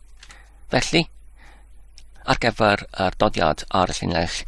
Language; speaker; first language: Welsh; non-native, learner; Polish